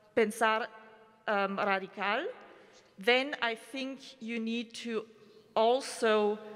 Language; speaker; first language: Spanish; non-native, learner; German